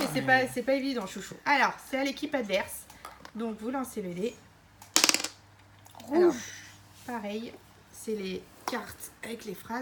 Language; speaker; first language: French; native; French